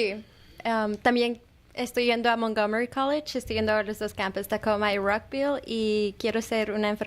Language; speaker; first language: Spanish; early bilingual, heritage; Spanish